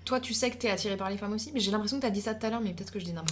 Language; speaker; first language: French; native; French